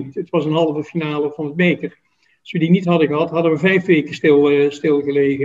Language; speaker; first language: Dutch; native; Dutch